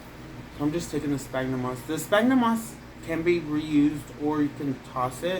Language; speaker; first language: English; native; English